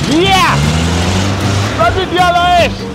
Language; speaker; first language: Russian; native; Russian